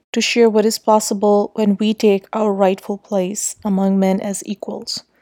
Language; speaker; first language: English; non-native, local second language; Urdu